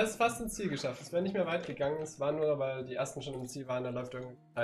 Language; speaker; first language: German; native; German